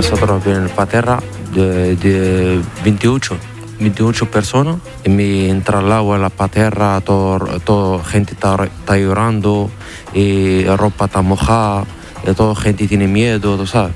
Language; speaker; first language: Spanish; non-native, learner; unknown